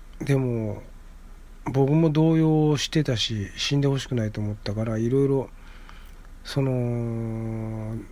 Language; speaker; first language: Japanese; native; Japanese